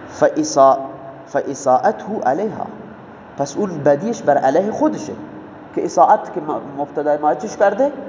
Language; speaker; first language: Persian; non-native, local second language; Baluchi